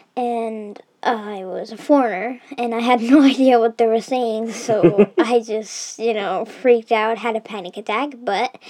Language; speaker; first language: English; early bilingual, heritage; English